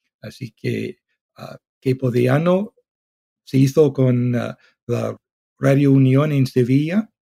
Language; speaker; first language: Spanish; non-native, fluent; English